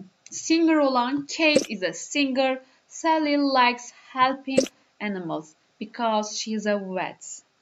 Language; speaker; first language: English; non-native, fluent; Turkish